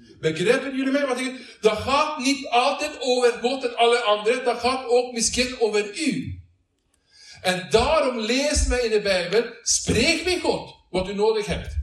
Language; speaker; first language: Dutch; non-native, learner; Norwegian